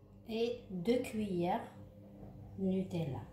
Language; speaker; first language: French; non-native, local second language; Arabic